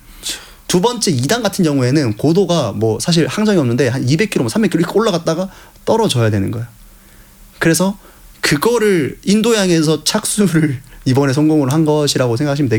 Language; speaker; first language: Korean; native; Korean